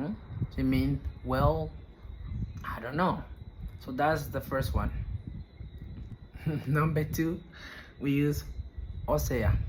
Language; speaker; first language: English; non-native, fluent; Spanish